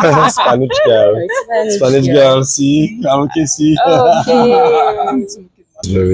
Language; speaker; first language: English; non-native, learner; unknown